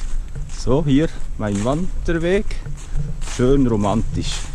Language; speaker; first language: German; native; German